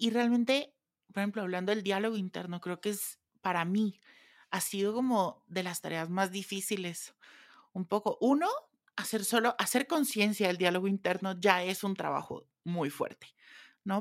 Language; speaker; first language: Spanish; native; Spanish